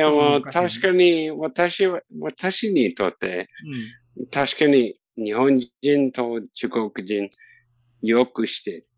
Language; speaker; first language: Japanese; non-native, learner; English